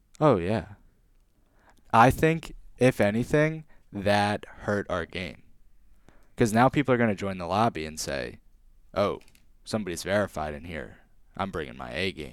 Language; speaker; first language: English; native; English